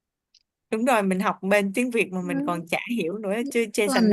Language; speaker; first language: Vietnamese; native; Vietnamese